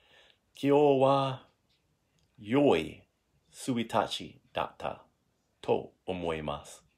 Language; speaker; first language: Japanese; non-native, learner; English